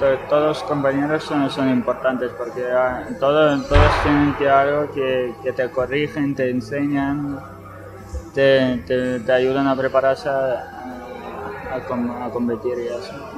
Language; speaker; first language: Spanish; non-native, fluent; Ukrainian